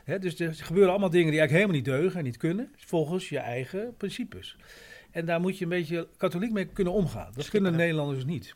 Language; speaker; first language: Dutch; native; Dutch